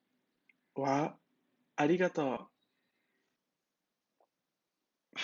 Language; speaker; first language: Japanese; non-native, fluent; Spanish